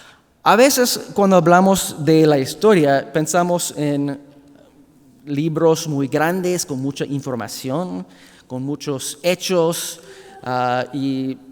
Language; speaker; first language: Spanish; non-native, fluent; English